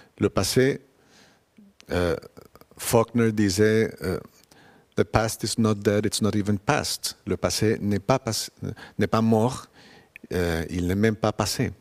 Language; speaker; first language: French; non-native, fluent; Spanish